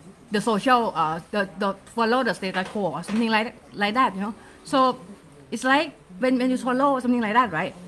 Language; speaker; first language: English; non-native, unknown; Thai